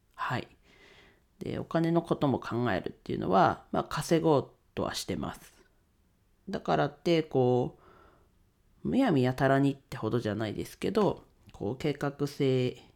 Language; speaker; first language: Japanese; native; Japanese